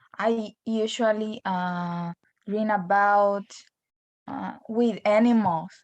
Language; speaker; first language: English; non-native, learner; Spanish